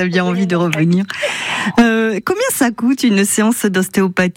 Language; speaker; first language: French; native; French